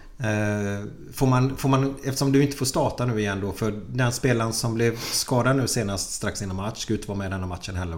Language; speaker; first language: Swedish; native; Swedish